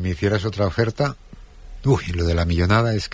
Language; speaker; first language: Spanish; native; Spanish